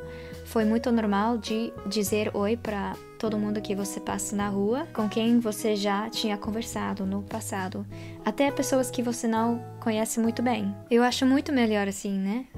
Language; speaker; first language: Portuguese; non-native, fluent; Dutch